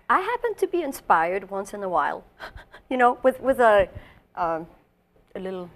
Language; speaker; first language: English; non-native, fluent; French